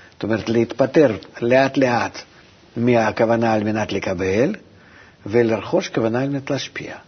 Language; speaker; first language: Hebrew; non-native, fluent; Russian